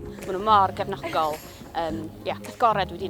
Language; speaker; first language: Welsh; native; Welsh